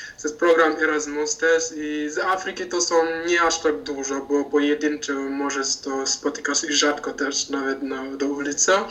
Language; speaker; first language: Polish; non-native, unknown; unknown